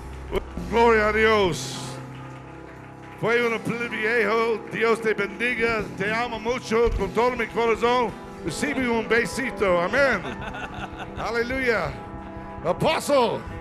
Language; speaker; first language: Spanish; non-native, learner; English